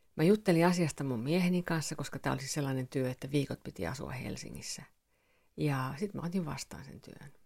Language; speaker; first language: Finnish; non-native, local second language; Swedish